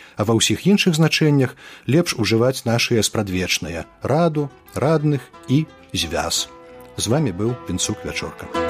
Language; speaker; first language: Belarusian; native; Belarusian